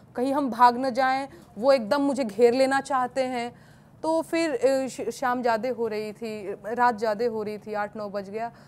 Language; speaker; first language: Hindi; native; Hindi